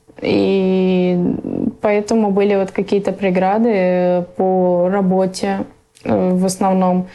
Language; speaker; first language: Russian; early bilingual, other home language; Persian